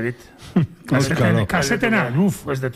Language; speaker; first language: Basque; native; Basque